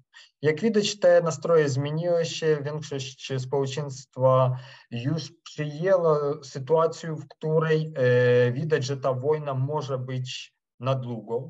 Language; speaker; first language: Polish; non-native, fluent; Ukrainian